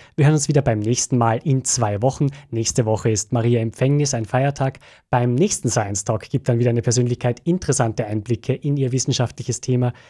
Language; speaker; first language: German; native; German